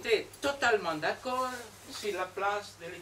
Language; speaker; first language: French; non-native, fluent; Spanish